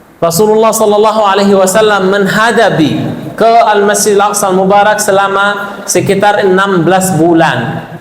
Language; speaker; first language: Indonesian; non-native, fluent; Arabic